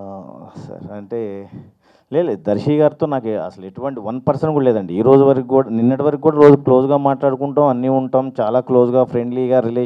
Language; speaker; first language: Telugu; native; Telugu